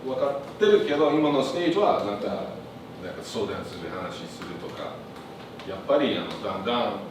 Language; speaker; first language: Japanese; non-native, learner; English